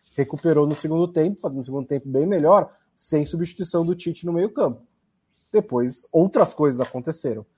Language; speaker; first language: Portuguese; native; Portuguese